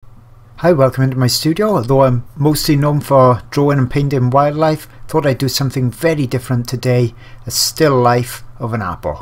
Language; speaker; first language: English; native; English